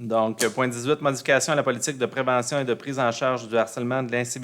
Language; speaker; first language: French; native; French